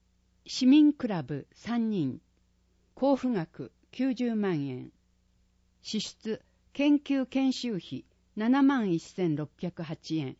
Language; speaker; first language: Japanese; native; Japanese